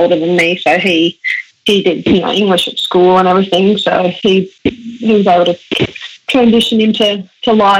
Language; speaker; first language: English; early bilingual, other home language; German